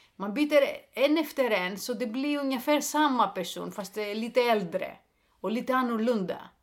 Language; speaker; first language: Swedish; non-native, fluent; Greek